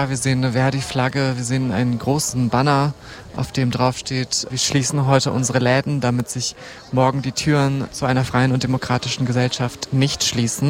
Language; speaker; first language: German; native; German